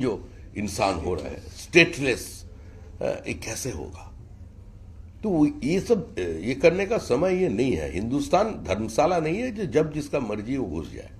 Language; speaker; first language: Hindi; non-native, local second language; Bangla